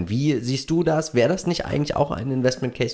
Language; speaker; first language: German; native; German